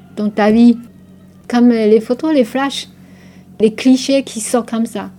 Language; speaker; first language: French; non-native, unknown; Min Nan Chinese